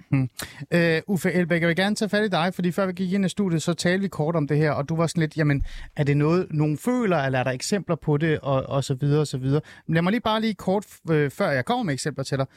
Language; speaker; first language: Danish; native; Danish